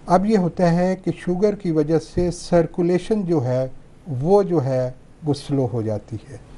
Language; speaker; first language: Urdu; non-native, local second language; Punjabi